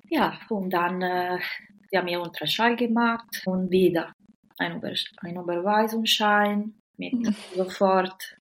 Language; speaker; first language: German; non-native, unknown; Italian